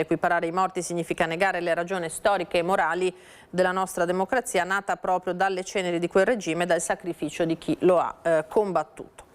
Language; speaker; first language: Italian; native; Italian